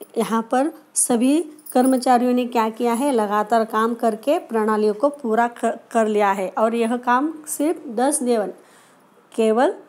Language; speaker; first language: Hindi; non-native, local second language; Marathi